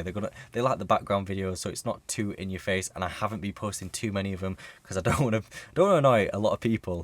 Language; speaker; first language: English; native; English